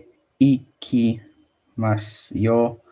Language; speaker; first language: Japanese; non-native, learner; English